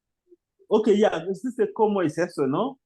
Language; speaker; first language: Spanish; non-native, fluent; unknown